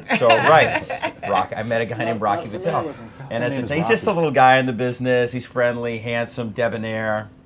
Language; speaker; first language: English; native; English